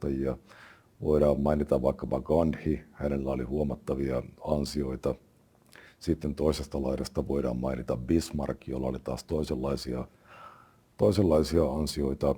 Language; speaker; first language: Finnish; native; Finnish